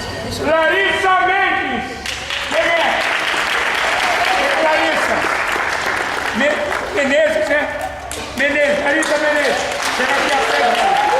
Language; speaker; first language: Portuguese; native; Portuguese